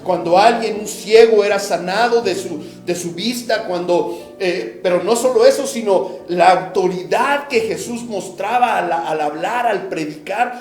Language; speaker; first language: Spanish; native; Spanish